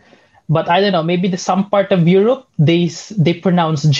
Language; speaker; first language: English; non-native, local second language; Waray